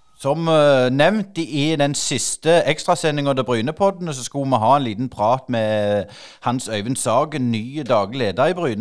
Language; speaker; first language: Norwegian; native; Norwegian